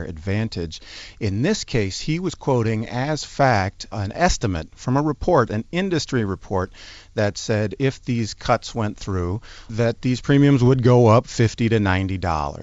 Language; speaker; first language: English; native; English